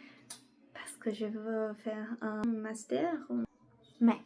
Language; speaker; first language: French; non-native, learner; Portuguese